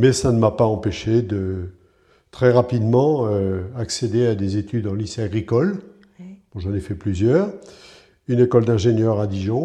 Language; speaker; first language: French; native; French